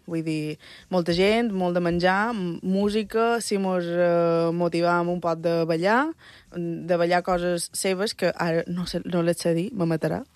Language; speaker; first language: Catalan; early bilingual, other home language; Spanish